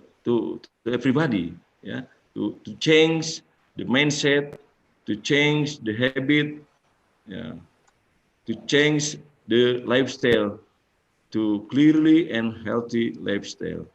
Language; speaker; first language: English; non-native, fluent; Indonesian